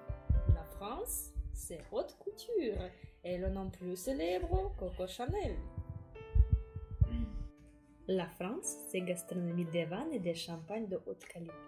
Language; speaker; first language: French; non-native, fluent; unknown